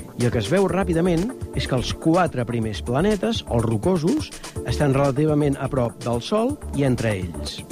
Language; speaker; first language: Catalan; native; Catalan